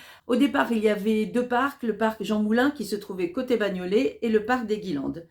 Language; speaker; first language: French; native; French